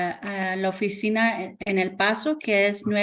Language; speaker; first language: Spanish; early bilingual, heritage; Spanish